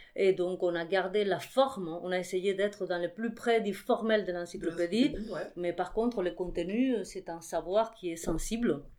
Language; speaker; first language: French; non-native, fluent; Spanish